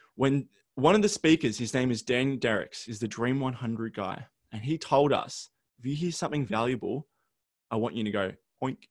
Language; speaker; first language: English; early bilingual, other home language; Ukrainian